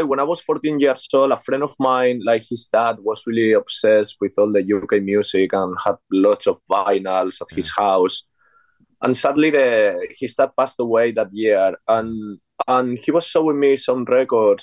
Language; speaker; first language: English; non-native, fluent; Spanish